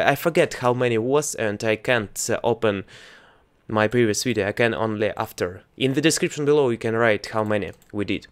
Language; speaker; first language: English; non-native, learner; Russian